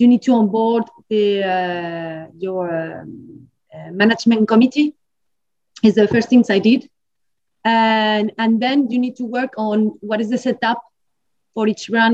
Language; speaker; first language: English; non-native, fluent; Spanish